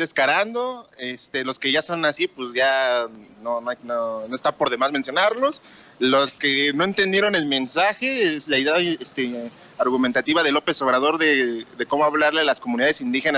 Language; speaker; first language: Spanish; native; Spanish